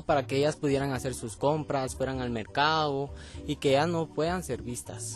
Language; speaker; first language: Spanish; native; Spanish